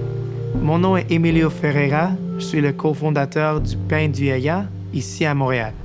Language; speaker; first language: French; non-native, local second language; English